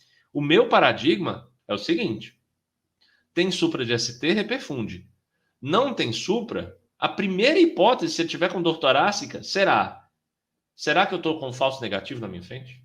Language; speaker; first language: Portuguese; native; Portuguese